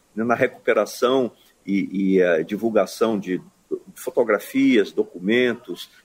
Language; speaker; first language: Portuguese; native; Portuguese